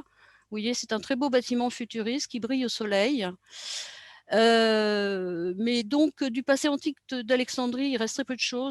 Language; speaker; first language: French; native; French